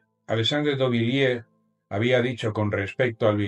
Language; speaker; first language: Spanish; native; Spanish